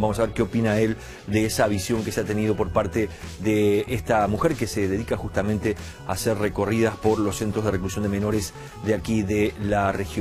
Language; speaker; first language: Spanish; native; Spanish